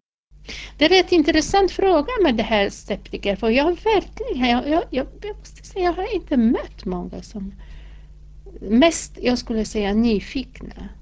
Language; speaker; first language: Swedish; non-native, fluent; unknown